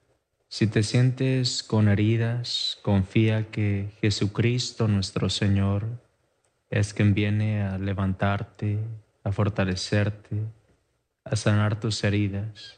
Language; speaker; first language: Spanish; native; Spanish